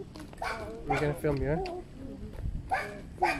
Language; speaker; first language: English; non-native, fluent; Portuguese